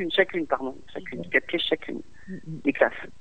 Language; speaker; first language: French; native; French